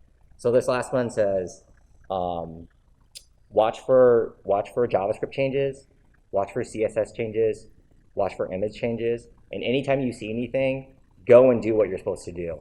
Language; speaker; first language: English; native; English